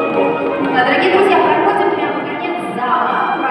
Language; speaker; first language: Russian; native; Russian